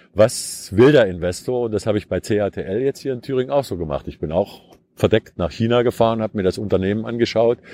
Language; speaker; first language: German; native; German